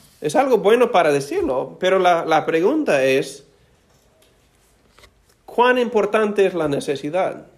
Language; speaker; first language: Spanish; non-native, fluent; English